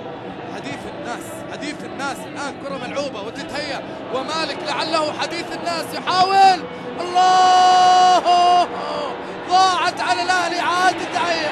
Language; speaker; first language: Arabic; native; Arabic